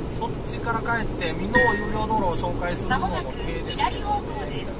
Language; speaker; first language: Japanese; native; Japanese